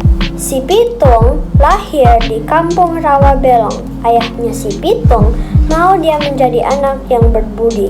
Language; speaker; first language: Indonesian; native; Indonesian